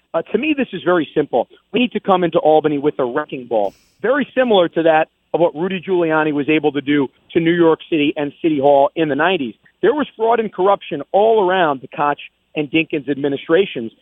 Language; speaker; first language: English; native; English